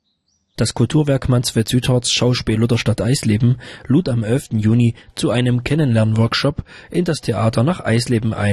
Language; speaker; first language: German; native; German